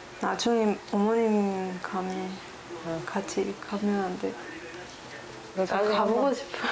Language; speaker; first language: Korean; non-native, learner; Spanish